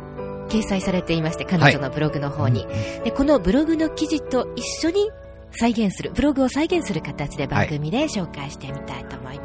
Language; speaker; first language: Japanese; native; Japanese